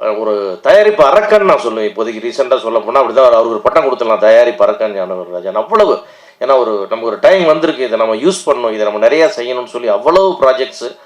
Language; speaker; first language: Tamil; native; Tamil